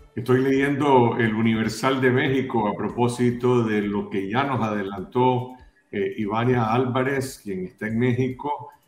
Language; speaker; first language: Spanish; native; Spanish